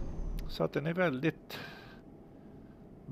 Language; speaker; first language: Swedish; native; Swedish